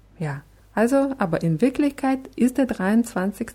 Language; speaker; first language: German; non-native, fluent; Russian